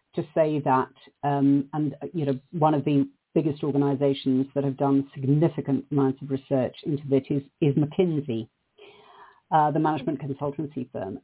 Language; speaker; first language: English; native; English